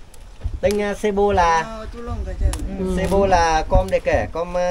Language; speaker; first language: Portuguese; non-native, learner; Vietnamese